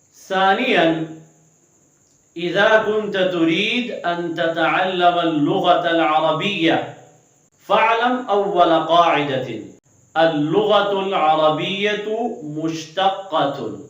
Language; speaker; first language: Arabic; non-native, fluent; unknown